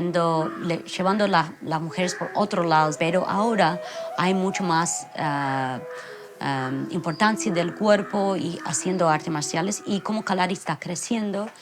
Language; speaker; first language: Spanish; non-native, fluent; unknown